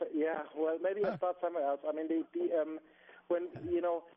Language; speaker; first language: English; non-native, fluent; German